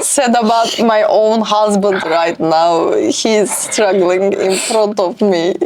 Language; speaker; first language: English; non-native, fluent; Turkish